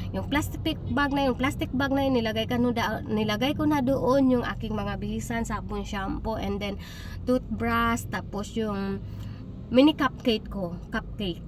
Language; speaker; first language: Filipino; native; Filipino